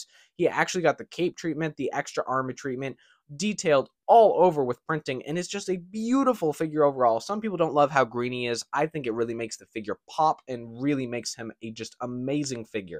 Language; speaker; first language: English; native; English